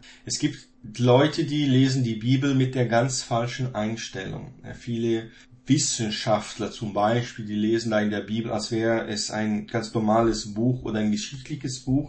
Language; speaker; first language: German; non-native, fluent; Portuguese